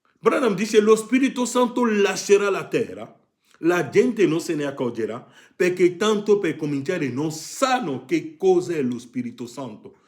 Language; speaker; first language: Italian; non-native, fluent; French